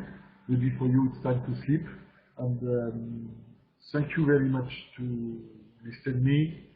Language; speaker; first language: English; non-native, learner; French